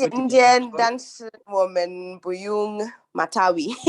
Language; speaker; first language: Chinese; non-native, learner; Swahili